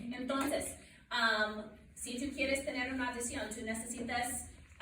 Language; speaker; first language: Spanish; non-native, learner; English